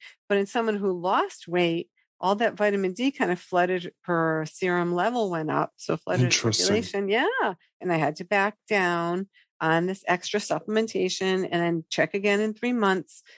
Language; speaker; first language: English; native; English